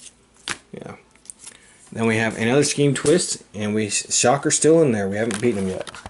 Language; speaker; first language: English; native; English